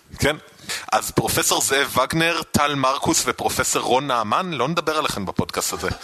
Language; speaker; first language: Hebrew; native; Hebrew